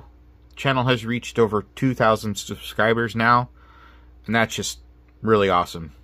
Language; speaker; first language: English; native; English